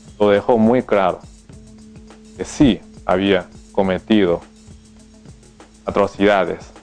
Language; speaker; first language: Spanish; non-native, fluent; Chinese